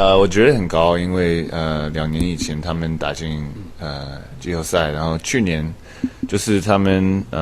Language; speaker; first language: Chinese; early bilingual, heritage; English